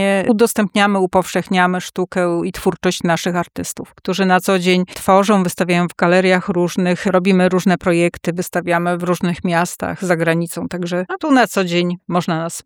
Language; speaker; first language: Polish; native; Polish